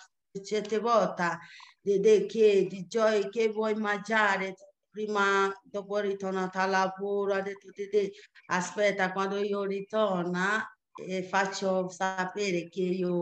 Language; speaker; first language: Italian; non-native, learner; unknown